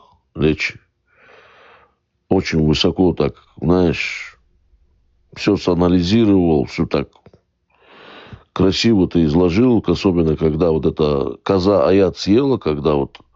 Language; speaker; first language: Russian; native; Russian